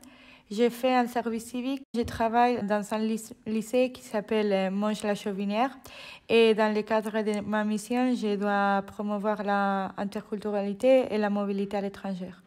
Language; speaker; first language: French; non-native, fluent; Spanish